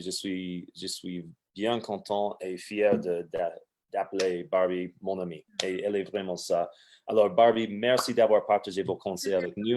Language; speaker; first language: French; non-native, fluent; English